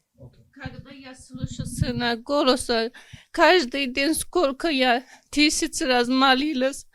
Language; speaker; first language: Russian; non-native, local second language; Azerbaijani